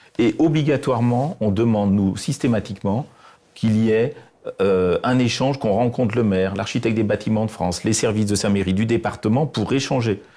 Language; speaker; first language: French; native; French